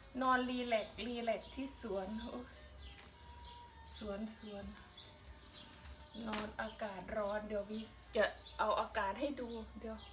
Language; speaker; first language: Thai; native; Thai